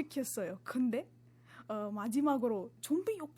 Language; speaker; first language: Korean; non-native, fluent; Marathi